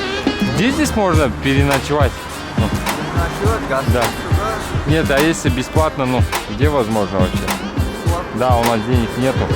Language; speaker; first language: Russian; non-native, local second language; Kazakh